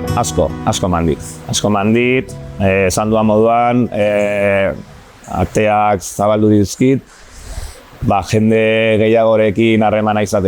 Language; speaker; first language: Basque; non-native, local second language; Spanish